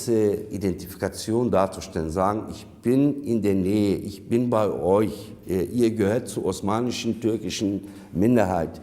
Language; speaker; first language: German; non-native, fluent; Turkish